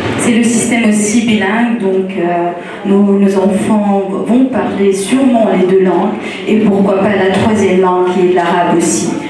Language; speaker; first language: French; non-native, local second language; Arabic